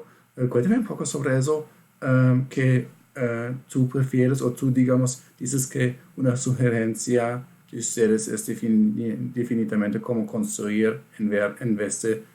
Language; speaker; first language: Spanish; non-native, fluent; German